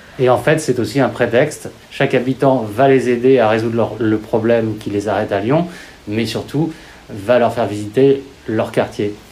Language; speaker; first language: French; native; French